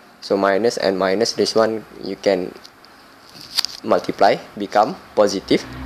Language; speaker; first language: English; non-native, local second language; Malay